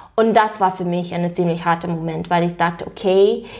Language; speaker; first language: German; non-native, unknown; English